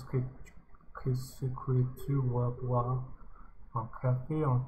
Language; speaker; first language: French; non-native, learner; English